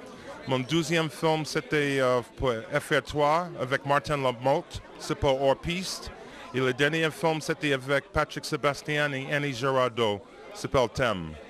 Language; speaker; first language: French; non-native, fluent; English